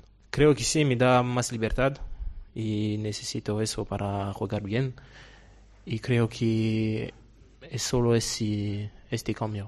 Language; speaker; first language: Spanish; non-native, fluent; Portuguese